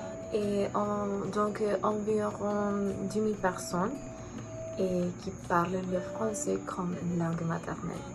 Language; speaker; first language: French; non-native, learner; Spanish